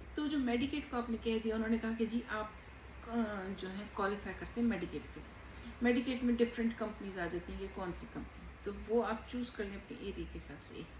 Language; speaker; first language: Urdu; native; Urdu